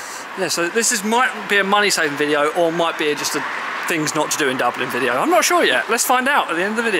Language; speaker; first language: English; native; English